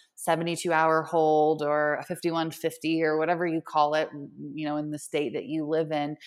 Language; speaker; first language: English; native; English